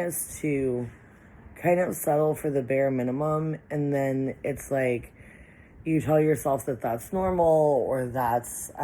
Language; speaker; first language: English; native; English